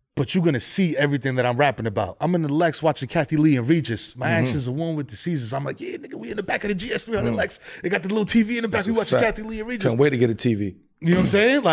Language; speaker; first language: English; native; English